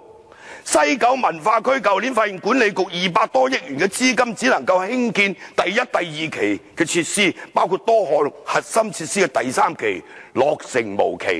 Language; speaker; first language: Chinese; non-native, local second language; Cantonese